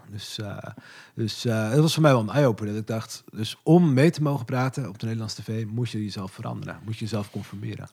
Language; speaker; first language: Dutch; native; Dutch